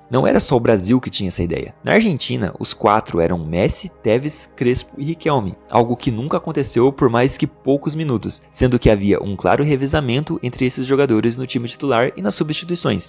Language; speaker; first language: Portuguese; native; Portuguese